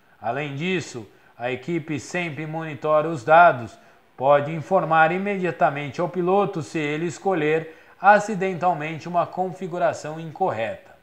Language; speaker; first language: Portuguese; native; Portuguese